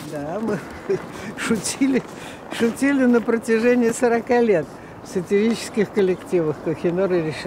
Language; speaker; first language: Russian; native; Russian